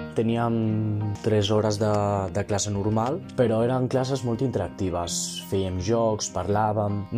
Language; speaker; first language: Catalan; non-native, local second language; Spanish